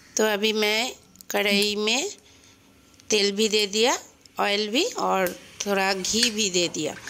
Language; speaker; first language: Hindi; non-native, local second language; Bangla